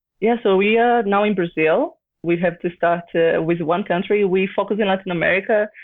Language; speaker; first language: English; non-native, fluent; Portuguese